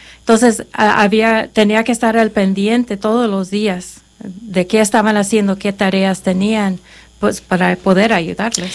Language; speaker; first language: Spanish; native; Spanish